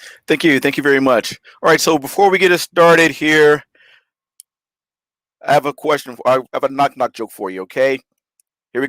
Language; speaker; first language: English; native; English